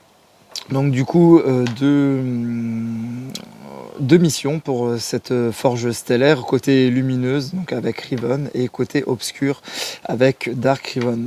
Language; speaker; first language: French; native; French